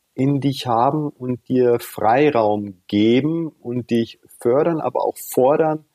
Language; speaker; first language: German; early bilingual, other home language; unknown